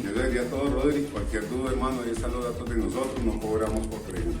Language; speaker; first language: Spanish; native; Spanish